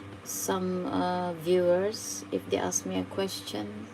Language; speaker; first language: English; non-native, fluent; Filipino